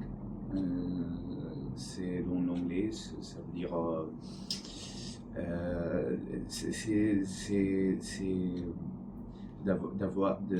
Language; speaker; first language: French; non-native, learner; Arabic